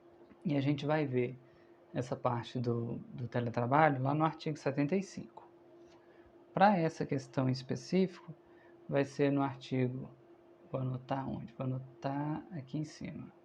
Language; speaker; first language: Portuguese; native; Portuguese